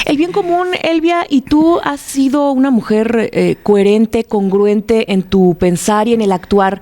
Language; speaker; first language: Spanish; native; Spanish